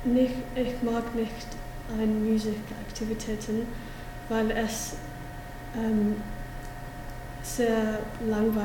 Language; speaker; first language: German; non-native, learner; English